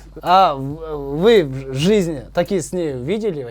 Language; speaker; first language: Russian; non-native, local second language; Kazakh